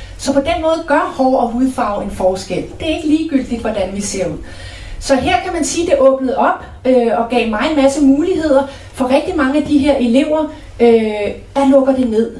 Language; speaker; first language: Danish; native; Danish